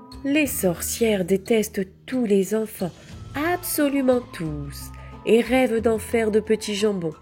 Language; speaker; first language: French; native; French